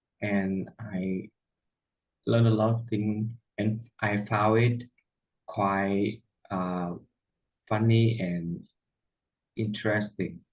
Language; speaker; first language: English; non-native, learner; Vietnamese